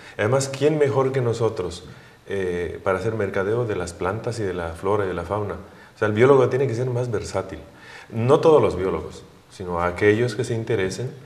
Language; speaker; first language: Spanish; native; Spanish